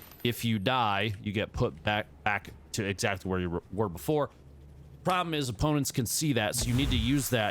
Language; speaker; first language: English; native; English